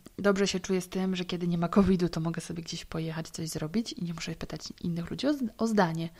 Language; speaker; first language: Polish; native; Polish